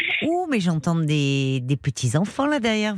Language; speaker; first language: French; native; French